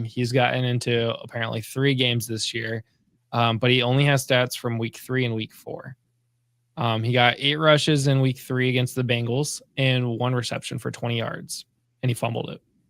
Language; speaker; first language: English; native; English